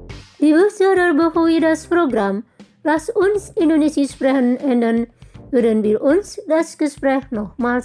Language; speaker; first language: German; non-native, fluent; Indonesian